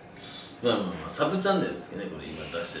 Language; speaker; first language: Japanese; native; Japanese